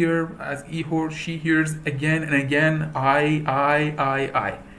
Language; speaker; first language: English; non-native, fluent; Persian